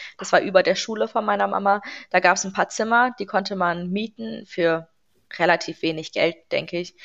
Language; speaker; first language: German; early bilingual, other home language; Persian